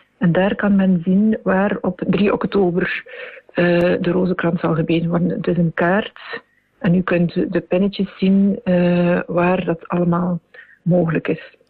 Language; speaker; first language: Dutch; native; Dutch